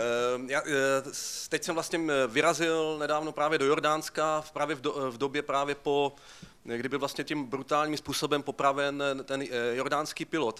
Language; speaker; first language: Czech; native; Czech